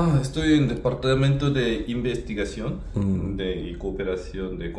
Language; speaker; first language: Spanish; non-native, learner; Korean